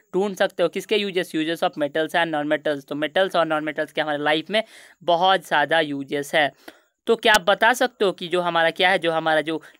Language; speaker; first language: Hindi; native; Hindi